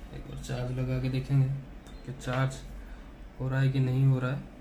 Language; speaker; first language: Hindi; non-native, local second language; Odia